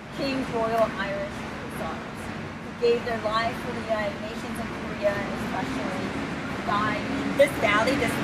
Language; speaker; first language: English; native; English